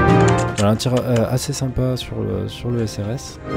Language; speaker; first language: French; native; French